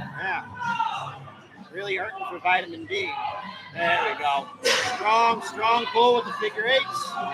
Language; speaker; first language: English; native; English